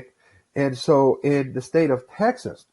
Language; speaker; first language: English; native; English